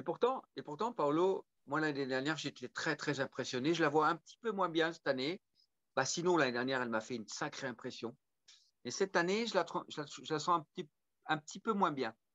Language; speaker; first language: French; native; French